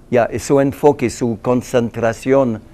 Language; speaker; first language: Spanish; non-native, learner; French